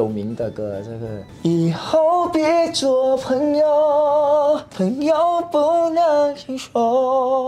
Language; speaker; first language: Chinese; non-native, learner; Thai